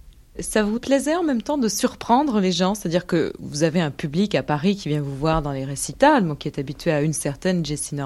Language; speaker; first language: French; native; French